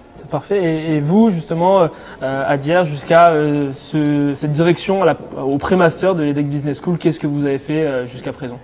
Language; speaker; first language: French; native; French